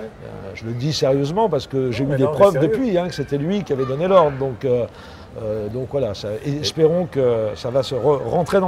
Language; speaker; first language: French; native; French